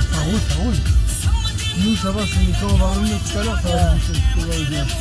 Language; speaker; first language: French; non-native, fluent; Urdu